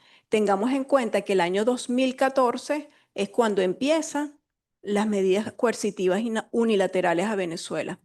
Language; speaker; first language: Spanish; native; Spanish